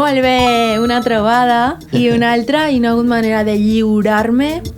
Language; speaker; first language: Catalan; native; Catalan